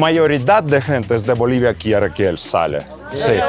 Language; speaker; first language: Spanish; non-native, learner; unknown